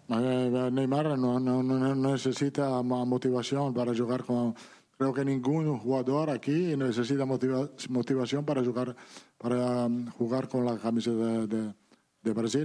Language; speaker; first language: Portuguese; non-native, learner; Italian